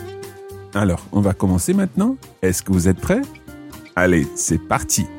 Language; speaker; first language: French; non-native, fluent; English